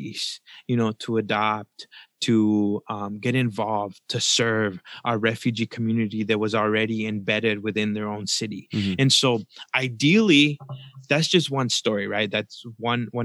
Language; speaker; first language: English; early bilingual, other home language; Spanish